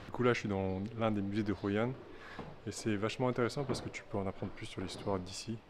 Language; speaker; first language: French; early bilingual, other home language; Chinese